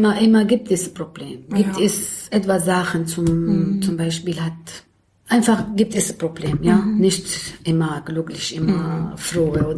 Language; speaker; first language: German; non-native, learner; Arabic